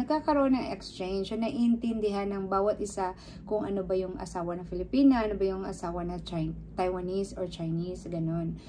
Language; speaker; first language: Filipino; non-native, local second language; Cebuano